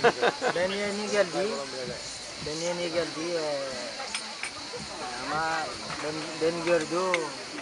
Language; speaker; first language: Turkish; non-native, learner; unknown